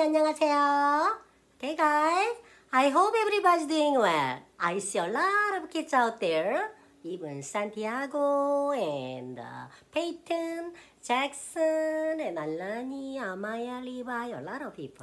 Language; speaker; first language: English; non-native, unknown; Korean